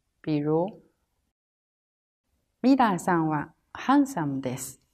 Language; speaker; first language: Japanese; non-native, fluent; Chinese